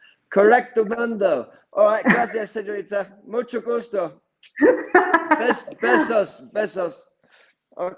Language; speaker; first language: Spanish; non-native, learner; English